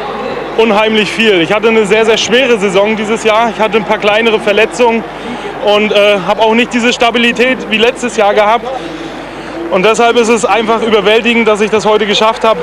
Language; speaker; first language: German; native; German